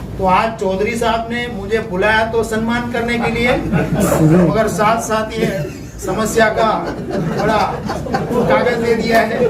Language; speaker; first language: Hindi; non-native, local second language; Gujarati